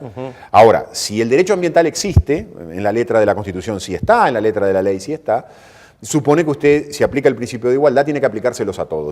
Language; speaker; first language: Spanish; native; Spanish